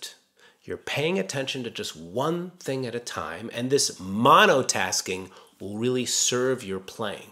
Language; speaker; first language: English; native; English